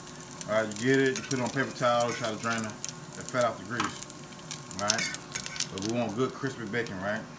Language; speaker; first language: English; native; English